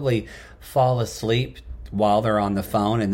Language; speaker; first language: English; native; English